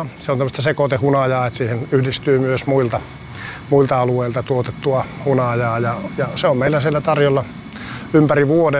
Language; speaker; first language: Finnish; native; Finnish